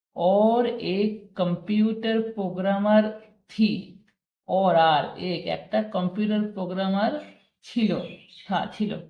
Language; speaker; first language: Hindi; non-native, fluent; Bangla